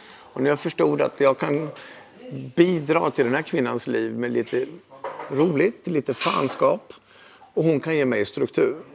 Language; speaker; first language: Swedish; native; Swedish